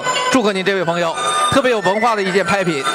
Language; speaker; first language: Chinese; native; Chinese